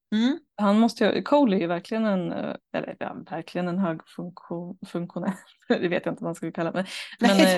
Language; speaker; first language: Swedish; native; Swedish